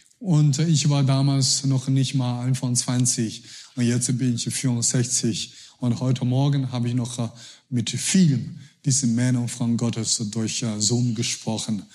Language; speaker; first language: German; non-native, learner; Chinese